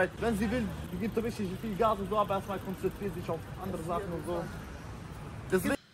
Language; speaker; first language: German; early bilingual, other home language; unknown